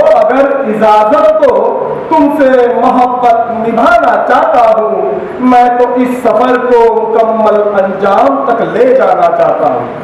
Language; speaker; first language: Hindi; non-native, local second language; Marathi